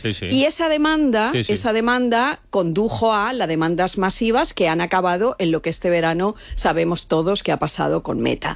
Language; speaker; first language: Spanish; native; Spanish